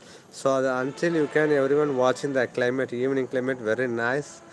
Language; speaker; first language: English; non-native, local second language; Tamil